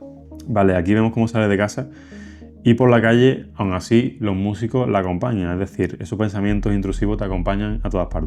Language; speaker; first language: Spanish; native; Spanish